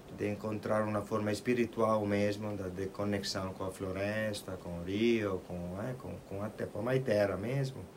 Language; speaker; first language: Portuguese; non-native, fluent; Italian